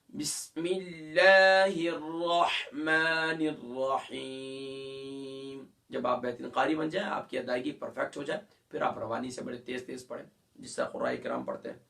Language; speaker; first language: Urdu; native; Urdu